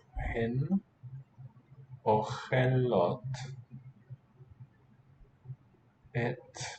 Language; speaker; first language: Hebrew; non-native, learner; English